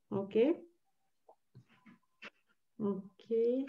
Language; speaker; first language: Russian; native; Russian